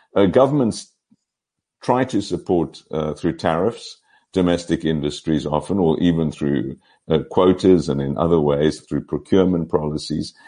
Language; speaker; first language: English; native; English